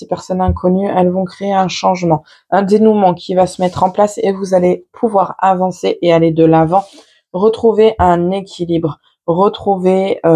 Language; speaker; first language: French; native; French